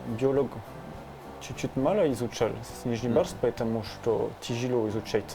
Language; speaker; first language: Russian; non-native, learner; French